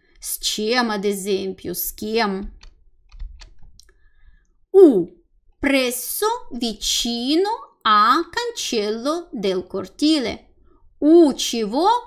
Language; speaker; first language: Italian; non-native, fluent; Russian